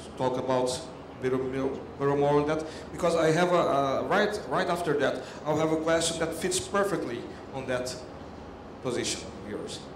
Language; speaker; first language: English; non-native, fluent; Portuguese